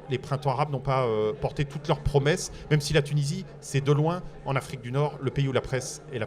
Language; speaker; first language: French; native; French